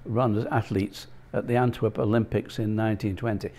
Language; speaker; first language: English; native; English